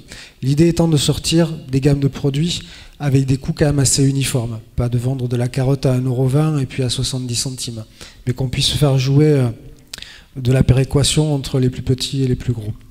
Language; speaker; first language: French; native; French